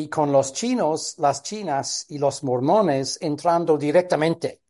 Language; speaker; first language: Spanish; non-native, fluent; English